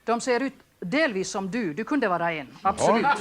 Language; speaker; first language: Swedish; non-native, local second language; Finnish